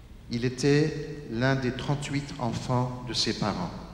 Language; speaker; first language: French; native; French